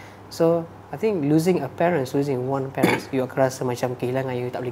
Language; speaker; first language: Malay; native; Malay